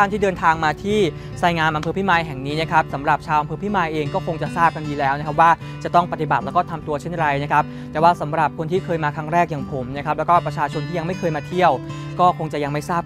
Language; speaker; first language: Thai; native; Thai